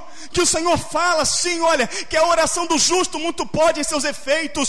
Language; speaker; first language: Portuguese; native; Portuguese